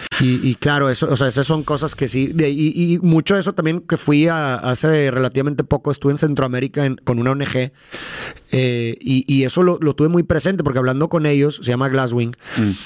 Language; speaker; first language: Spanish; native; Spanish